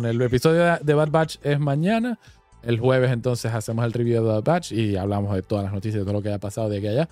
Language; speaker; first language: Spanish; native; Spanish